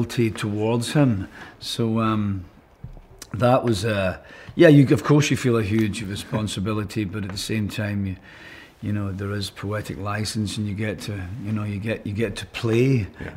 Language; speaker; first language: English; native; English